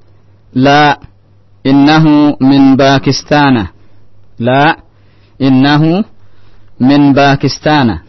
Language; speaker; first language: Arabic; non-native, fluent; Indonesian